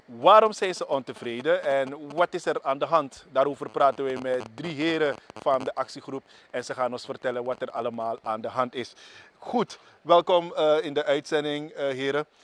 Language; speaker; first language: Dutch; native; Dutch